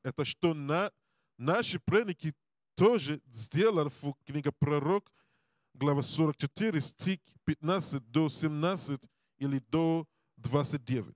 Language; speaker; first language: Russian; non-native, learner; English